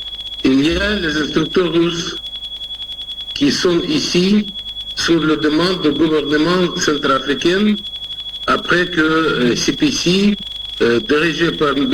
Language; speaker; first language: French; non-native, fluent; Russian